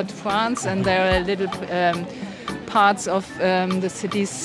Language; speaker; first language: English; non-native, fluent; German